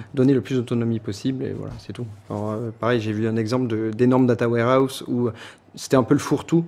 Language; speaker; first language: French; native; French